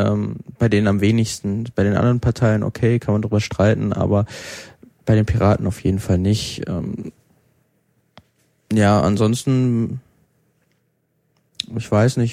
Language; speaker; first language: German; native; German